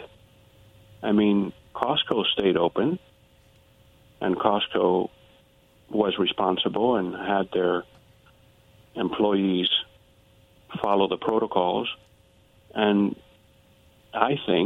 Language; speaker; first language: English; early bilingual, other home language; Spanish